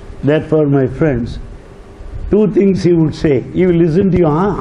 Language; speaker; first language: English; non-native, local second language; Telugu